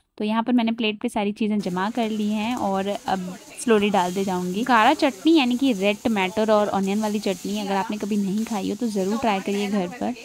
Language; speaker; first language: Hindi; native; Hindi